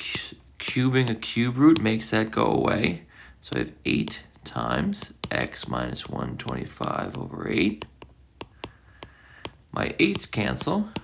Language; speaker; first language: English; native; English